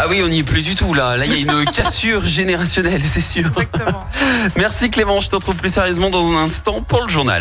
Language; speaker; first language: French; native; French